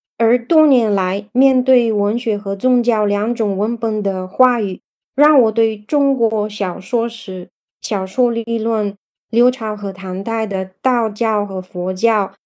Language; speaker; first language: Chinese; non-native, fluent; Bulgarian